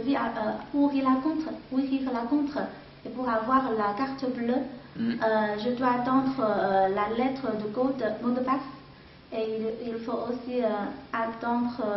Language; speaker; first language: French; non-native, fluent; Chinese